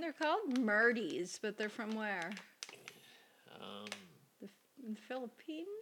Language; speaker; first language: English; native; English